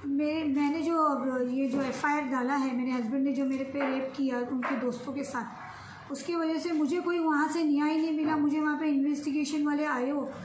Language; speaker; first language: Hindi; native; Hindi